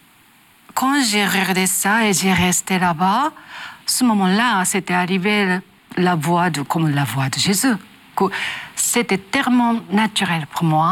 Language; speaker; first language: French; non-native, learner; Japanese